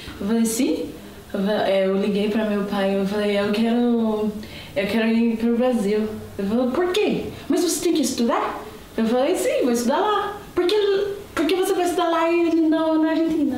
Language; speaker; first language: Portuguese; non-native, fluent; Haitian Creole